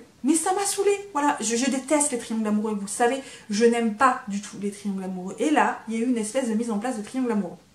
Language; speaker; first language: French; native; French